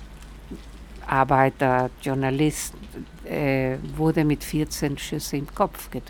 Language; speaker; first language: German; non-native, fluent; Spanish